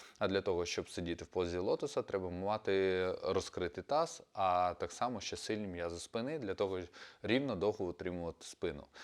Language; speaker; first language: Ukrainian; non-native, local second language; Russian